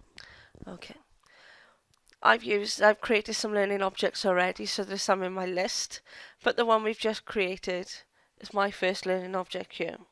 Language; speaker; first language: English; native; English